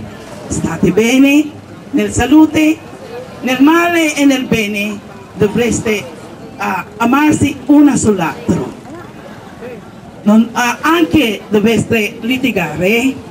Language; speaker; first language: Italian; non-native, learner; Filipino